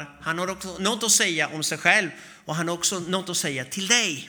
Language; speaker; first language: Swedish; non-native, fluent; Spanish